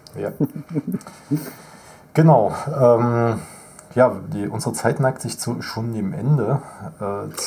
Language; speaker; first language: German; native; German